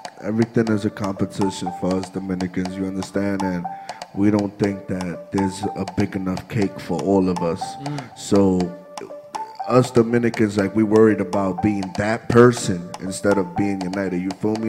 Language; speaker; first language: English; early bilingual, other home language; Spanish